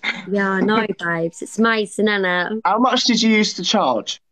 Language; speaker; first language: English; native; English